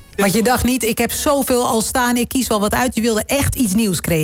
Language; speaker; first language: Dutch; native; Dutch